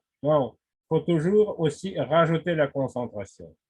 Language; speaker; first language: French; non-native, fluent; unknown